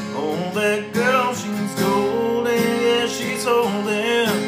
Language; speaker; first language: English; native; English